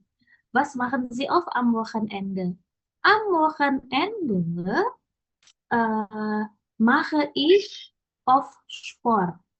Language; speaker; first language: German; non-native, learner; Indonesian